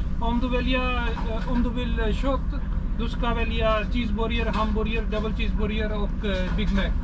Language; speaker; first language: Swedish; non-native, learner; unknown